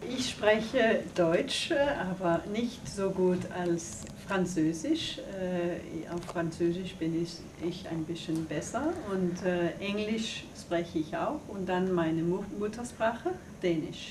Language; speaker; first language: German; non-native, learner; Danish